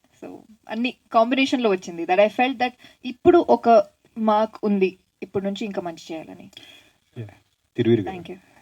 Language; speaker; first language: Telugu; non-native, fluent; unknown